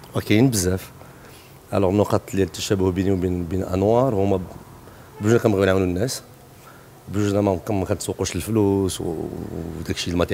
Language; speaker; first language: Arabic; native; Arabic